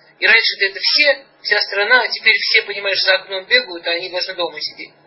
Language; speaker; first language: Russian; early bilingual, heritage; Russian